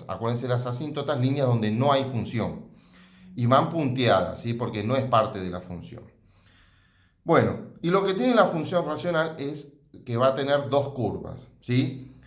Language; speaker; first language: Spanish; native; Spanish